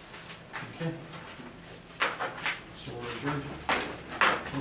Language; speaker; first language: English; native; English